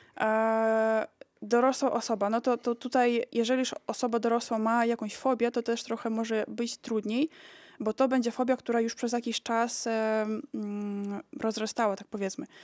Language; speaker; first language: Polish; early bilingual, heritage; Polish